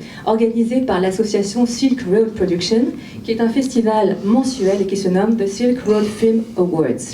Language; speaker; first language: French; native; French